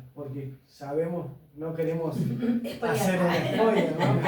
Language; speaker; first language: Spanish; native; Spanish